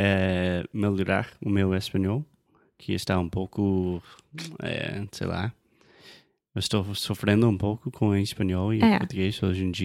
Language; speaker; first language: Portuguese; non-native, fluent; English